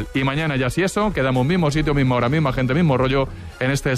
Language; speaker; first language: Spanish; native; Spanish